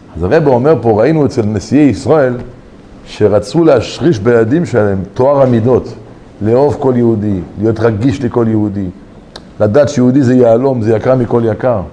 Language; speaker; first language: Hebrew; native; Hebrew